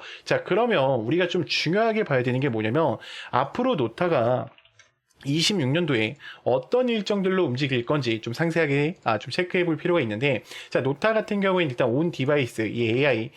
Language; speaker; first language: Korean; native; Korean